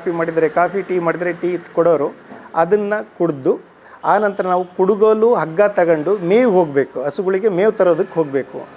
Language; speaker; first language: Kannada; native; Kannada